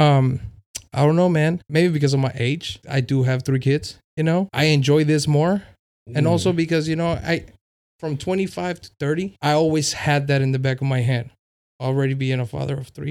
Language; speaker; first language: English; non-native, fluent; Spanish